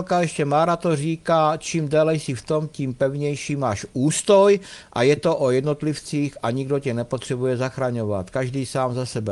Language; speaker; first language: Czech; native; Czech